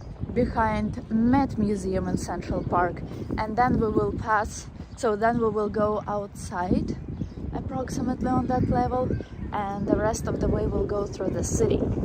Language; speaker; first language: English; non-native, fluent; Russian